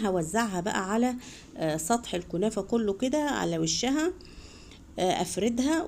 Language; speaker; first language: Arabic; native; Arabic